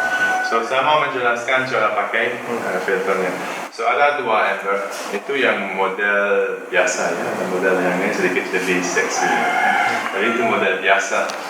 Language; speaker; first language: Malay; non-native, learner; Dutch